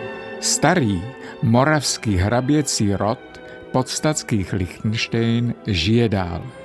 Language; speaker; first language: Czech; native; Czech